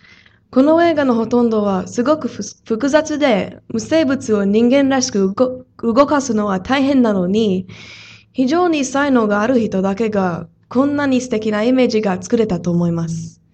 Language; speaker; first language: Japanese; non-native, fluent; English